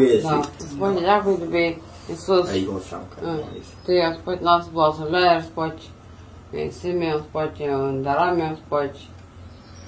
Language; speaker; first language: Russian; non-native, local second language; Ukrainian